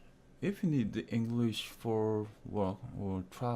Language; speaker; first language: English; non-native, learner; Korean